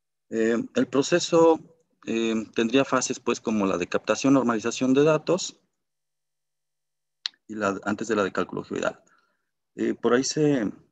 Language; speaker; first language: Spanish; native; Spanish